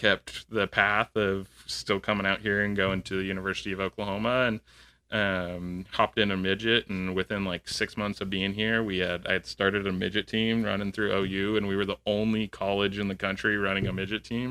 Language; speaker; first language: English; native; English